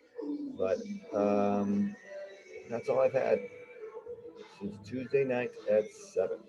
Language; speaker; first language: English; native; English